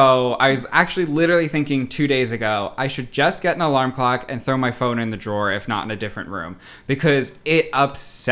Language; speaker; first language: English; native; English